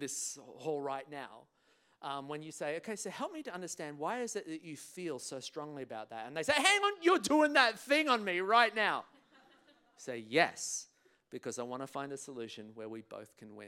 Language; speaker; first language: English; native; English